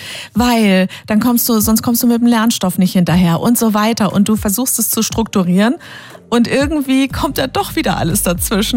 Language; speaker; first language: German; native; German